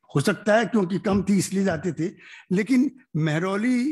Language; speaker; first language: Hindi; native; Hindi